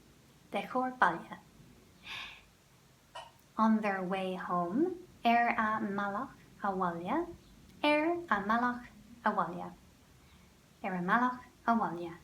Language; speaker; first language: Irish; non-native, local second language; English